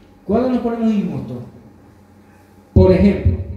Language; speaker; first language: Spanish; native; Spanish